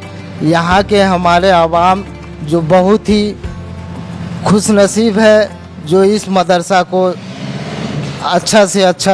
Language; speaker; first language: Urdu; non-native, local second language; Bangla